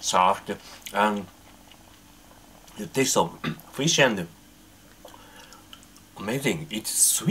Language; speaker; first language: English; non-native, fluent; Japanese